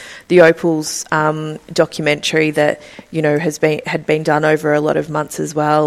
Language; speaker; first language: English; native; English